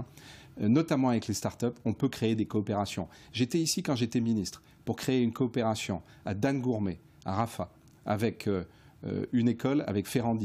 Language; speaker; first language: French; native; French